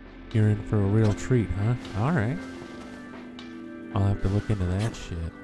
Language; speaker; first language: English; native; English